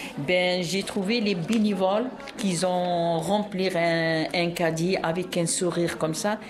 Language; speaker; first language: French; non-native, local second language; Arabic